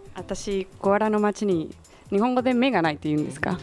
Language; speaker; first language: Japanese; non-native, fluent; Spanish